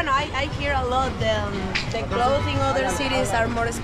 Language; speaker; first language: English; non-native, learner; Spanish